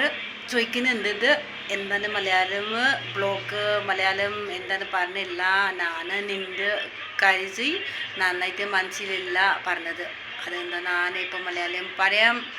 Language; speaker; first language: Malayalam; non-native, learner; Bodo